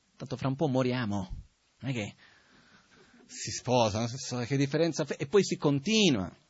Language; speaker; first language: Italian; non-native, fluent; Portuguese